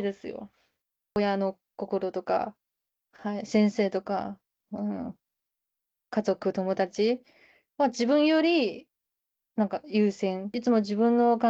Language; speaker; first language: Japanese; non-native, fluent; Chinese